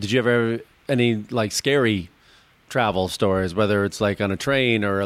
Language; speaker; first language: English; native; English